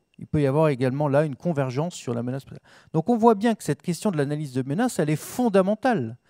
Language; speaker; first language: French; native; French